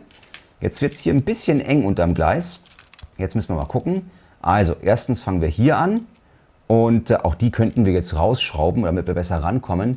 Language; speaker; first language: German; native; German